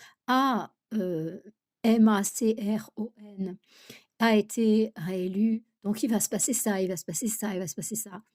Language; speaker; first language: French; native; French